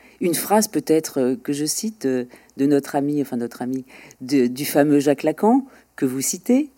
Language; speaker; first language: French; native; French